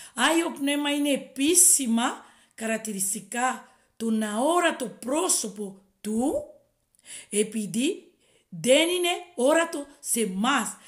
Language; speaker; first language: Greek; non-native, fluent; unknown